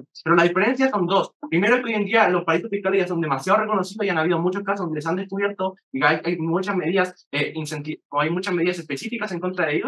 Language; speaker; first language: Spanish; native; Spanish